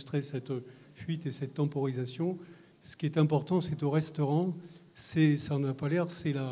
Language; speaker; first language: French; native; French